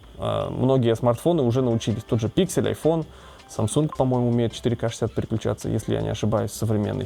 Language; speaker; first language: Russian; native; Russian